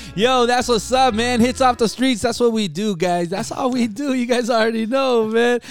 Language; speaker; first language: English; early bilingual, other home language; Spanish